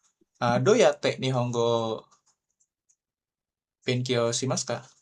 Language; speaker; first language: Japanese; non-native, learner; Indonesian